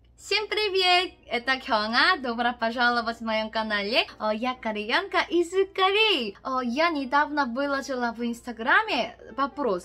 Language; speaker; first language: Russian; non-native, learner; Korean